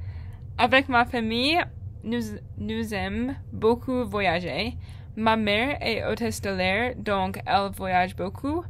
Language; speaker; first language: French; non-native, learner; English